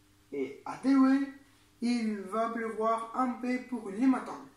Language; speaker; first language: French; non-native, learner; Spanish